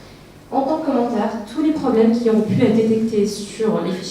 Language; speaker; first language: French; native; French